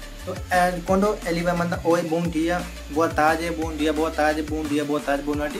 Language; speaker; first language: Portuguese; non-native, learner; Hindi